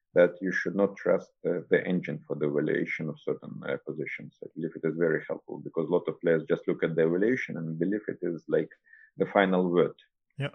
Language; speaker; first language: English; non-native, fluent; Russian